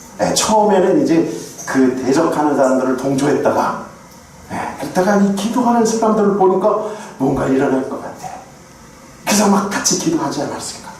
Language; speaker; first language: Korean; native; Korean